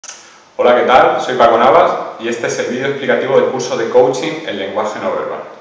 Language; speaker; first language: Spanish; native; Spanish